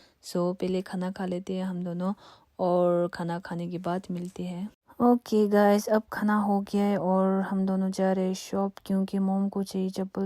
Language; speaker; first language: Hindi; non-native, local second language; Tibetan